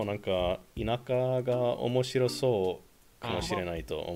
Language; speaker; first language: Japanese; non-native, fluent; Finnish